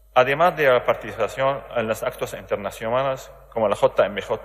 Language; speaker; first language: Spanish; non-native, learner; Arabic